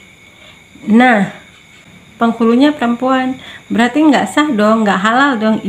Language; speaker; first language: Indonesian; native; Indonesian